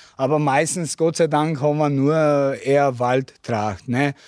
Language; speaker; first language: German; non-native, learner; Slovenian